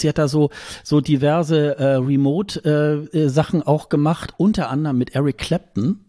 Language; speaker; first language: German; native; German